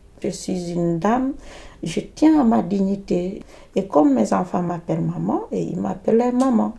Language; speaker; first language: French; native; French